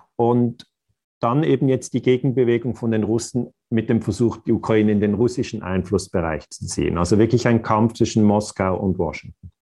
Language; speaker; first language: German; native; German